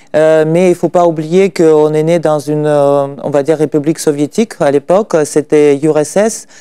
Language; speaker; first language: French; non-native, fluent; Russian